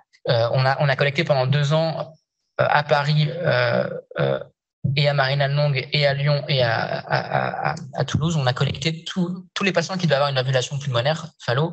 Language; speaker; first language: French; native; French